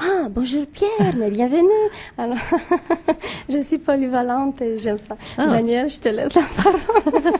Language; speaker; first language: French; non-native, fluent; Romanian